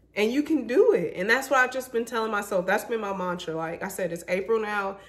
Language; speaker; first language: English; native; English